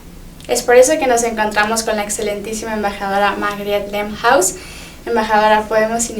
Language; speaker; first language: Spanish; native; Spanish